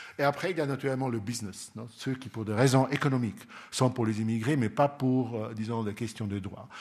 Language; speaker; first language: French; non-native, local second language; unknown